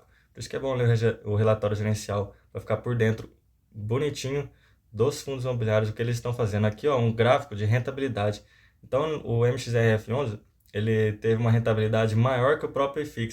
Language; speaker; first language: Portuguese; native; Portuguese